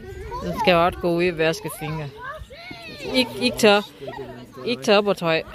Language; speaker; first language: Danish; non-native, learner; Thai